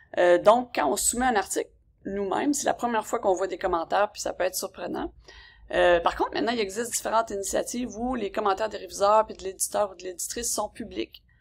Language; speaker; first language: French; native; French